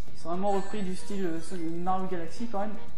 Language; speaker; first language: French; native; French